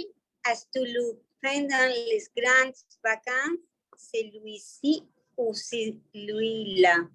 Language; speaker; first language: French; non-native, learner; Spanish